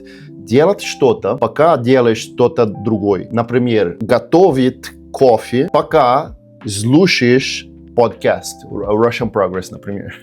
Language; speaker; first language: Russian; non-native, learner; Portuguese